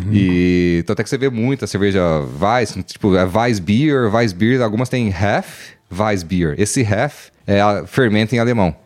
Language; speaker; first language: Portuguese; native; Portuguese